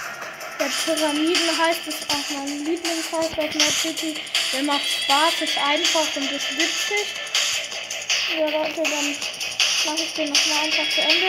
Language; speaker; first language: German; native; German